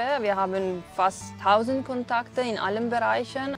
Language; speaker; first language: German; non-native, fluent; Italian